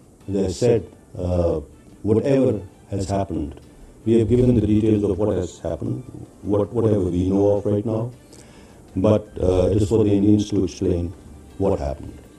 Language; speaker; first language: English; non-native, local second language; Urdu